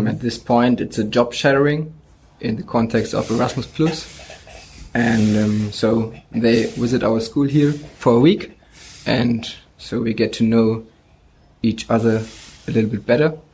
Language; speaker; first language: English; non-native, fluent; German